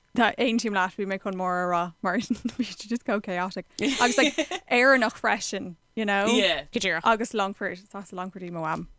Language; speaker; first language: Irish; non-native, local second language; English